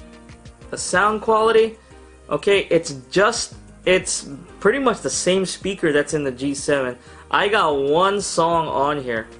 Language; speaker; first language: English; native; English